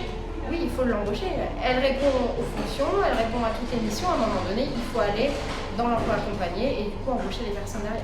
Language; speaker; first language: French; native; French